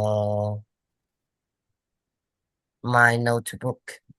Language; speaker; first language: English; non-native, learner; Vietnamese